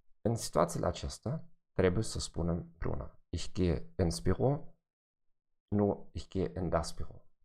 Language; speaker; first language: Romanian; non-native, fluent; German